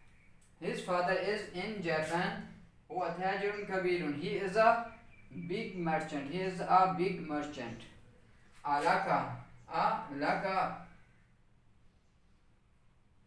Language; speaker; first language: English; non-native, local second language; Urdu